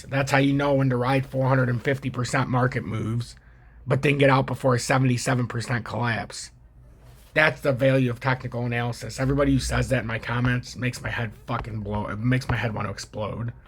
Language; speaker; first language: English; native; English